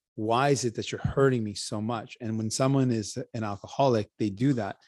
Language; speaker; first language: English; native; English